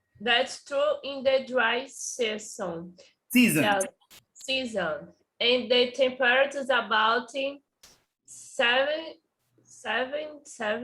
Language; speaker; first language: English; non-native, learner; Portuguese